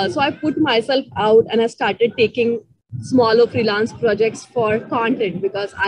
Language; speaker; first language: English; non-native, local second language; Marathi